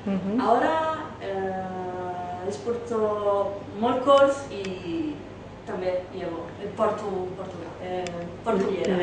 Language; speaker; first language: Catalan; non-native, learner; Italian